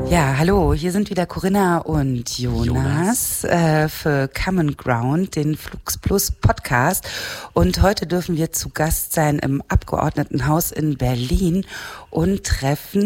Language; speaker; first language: German; native; German